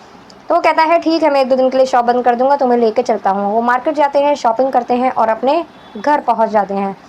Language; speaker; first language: Hindi; native; Hindi